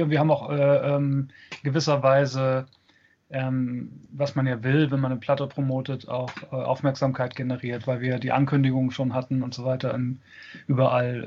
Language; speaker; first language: German; native; German